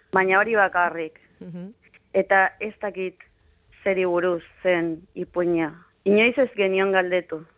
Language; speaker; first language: Basque; non-native, fluent; Spanish